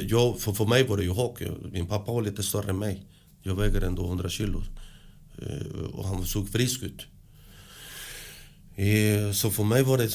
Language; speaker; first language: Swedish; early bilingual, other home language; Spanish